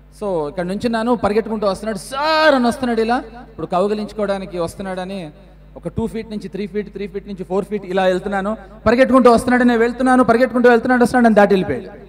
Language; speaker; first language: Telugu; native; Telugu